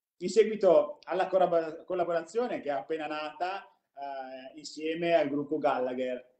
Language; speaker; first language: Italian; native; Italian